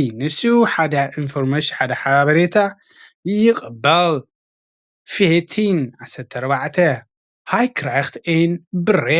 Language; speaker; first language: Dutch; non-native, fluent; Tigrinya